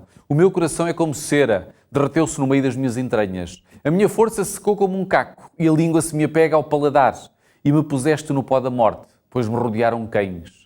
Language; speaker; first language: Portuguese; native; Portuguese